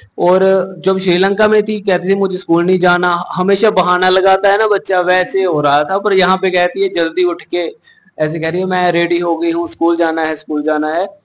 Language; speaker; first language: Hindi; non-native, local second language; Punjabi